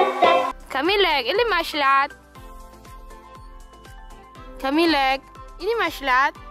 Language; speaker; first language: Polish; non-native, learner; Filipino